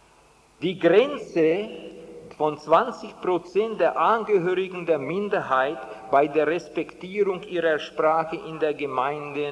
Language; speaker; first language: German; non-native, fluent; Czech